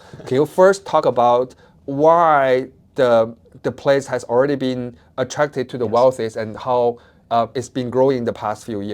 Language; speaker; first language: English; non-native, fluent; Chinese